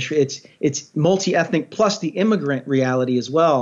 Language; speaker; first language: English; native; English